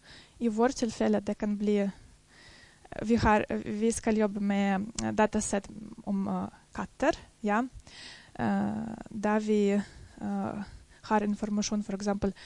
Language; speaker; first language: Swedish; non-native, fluent; Russian